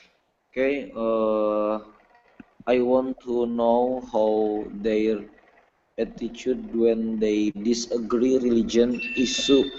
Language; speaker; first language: English; non-native, learner; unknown